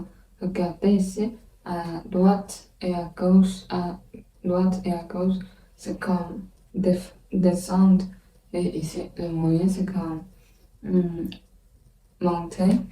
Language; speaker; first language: French; non-native, learner; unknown